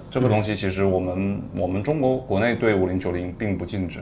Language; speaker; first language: Chinese; native; Chinese